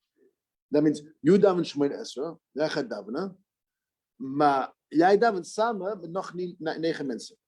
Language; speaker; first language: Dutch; non-native, learner; English